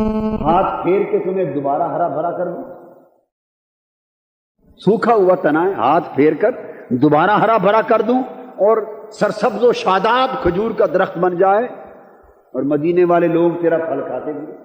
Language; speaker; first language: Urdu; native; Urdu